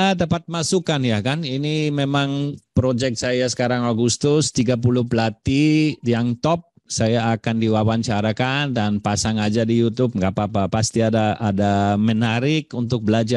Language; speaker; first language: Indonesian; non-native, fluent; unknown